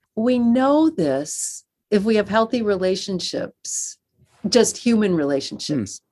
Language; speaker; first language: English; native; English